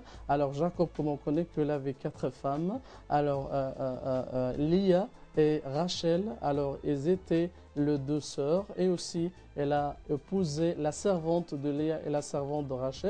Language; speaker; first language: French; non-native, fluent; Arabic